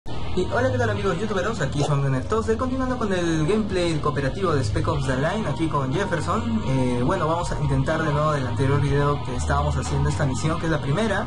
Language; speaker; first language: Spanish; native; Spanish